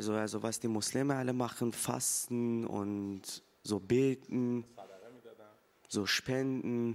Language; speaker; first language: German; early bilingual, other home language; Persian